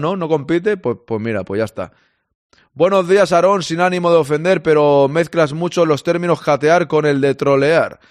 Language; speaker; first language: Spanish; native; Spanish